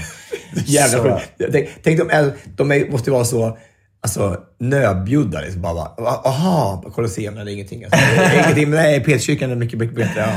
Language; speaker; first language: Swedish; native; Swedish